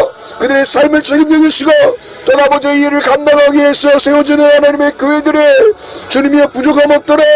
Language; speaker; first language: Korean; native; Korean